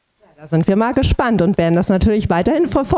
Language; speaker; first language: German; native; German